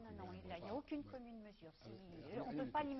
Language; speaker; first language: French; native; French